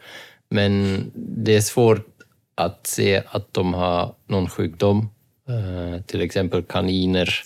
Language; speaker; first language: Swedish; non-native, fluent; Dutch